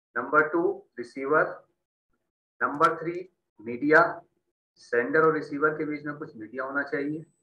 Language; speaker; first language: Hindi; native; Hindi